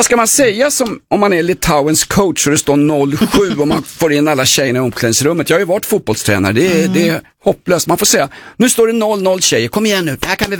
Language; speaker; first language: Swedish; native; Swedish